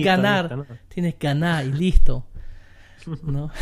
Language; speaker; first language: Spanish; non-native, learner; German